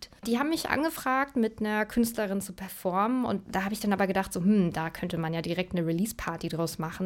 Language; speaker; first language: German; native; German